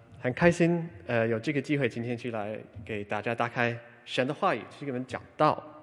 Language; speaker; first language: Chinese; non-native, fluent; English